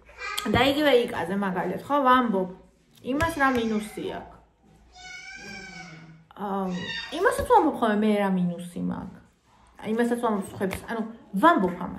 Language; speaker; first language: Georgian; native; Georgian